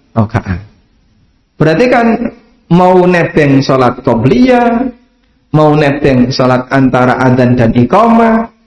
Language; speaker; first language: Indonesian; non-native, local second language; Javanese